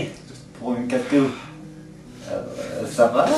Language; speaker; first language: French; non-native, learner; English